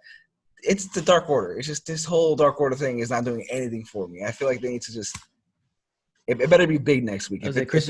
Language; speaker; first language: English; native; English